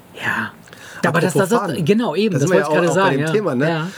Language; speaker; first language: German; native; German